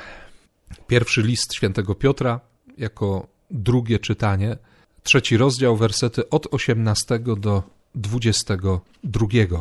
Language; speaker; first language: Polish; native; Polish